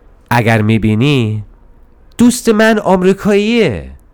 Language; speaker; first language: Persian; early bilingual, heritage; Persian